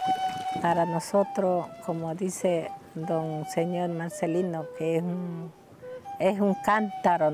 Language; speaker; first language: Spanish; non-native, local second language; Guarani